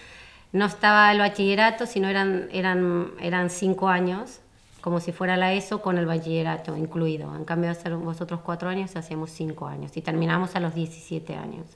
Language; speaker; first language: Spanish; native; Spanish